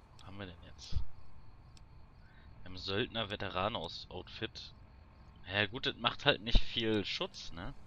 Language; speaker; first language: German; native; German